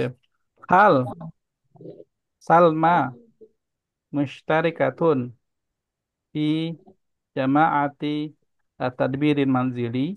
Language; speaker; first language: Arabic; non-native, fluent; Indonesian